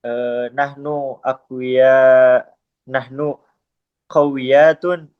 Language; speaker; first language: Arabic; non-native, learner; Indonesian